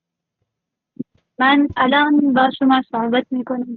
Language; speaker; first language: Persian; non-native, learner; Urdu